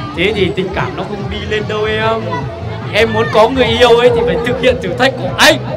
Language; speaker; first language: Vietnamese; non-native, local second language; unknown